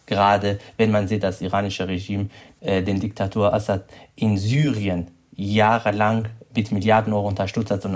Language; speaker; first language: German; non-native, fluent; Kurdish